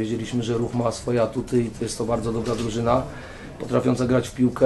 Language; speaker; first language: Polish; native; Polish